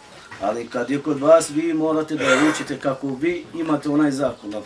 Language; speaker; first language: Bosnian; non-native, local second language; Romany